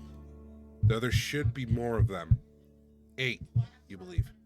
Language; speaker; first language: English; native; English